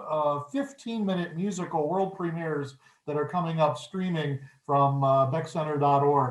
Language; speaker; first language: English; native; English